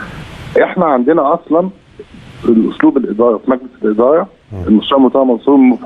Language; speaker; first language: Arabic; native; Arabic